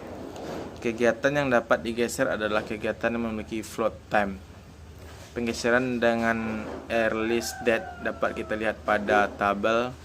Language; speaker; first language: Indonesian; native; Indonesian